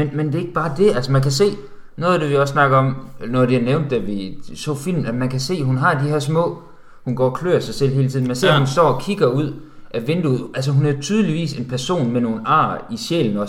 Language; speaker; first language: Danish; native; Danish